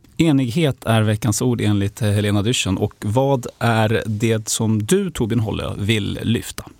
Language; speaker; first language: Swedish; native; Swedish